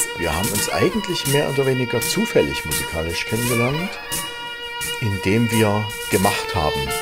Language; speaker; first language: German; native; German